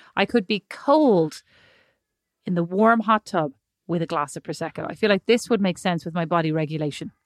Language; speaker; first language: English; native; English